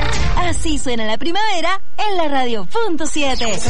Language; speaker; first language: Spanish; native; Spanish